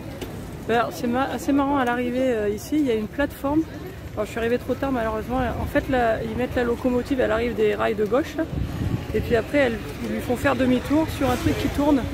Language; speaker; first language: French; native; French